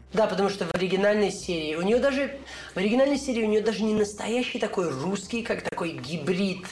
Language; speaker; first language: Russian; early bilingual, heritage; Russian